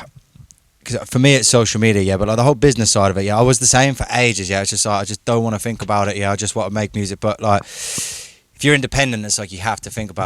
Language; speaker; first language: English; native; English